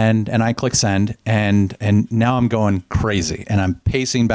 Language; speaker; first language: English; native; English